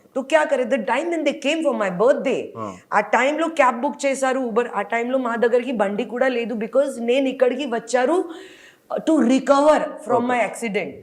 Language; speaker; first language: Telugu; non-native, learner; Hindi